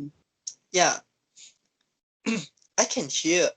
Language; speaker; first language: English; non-native, learner; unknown